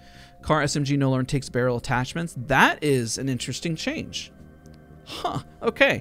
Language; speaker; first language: English; native; English